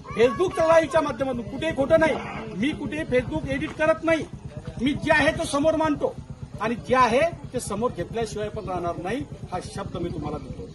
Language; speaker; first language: Marathi; non-native, local second language; Lambadi